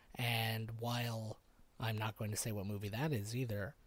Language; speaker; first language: English; native; English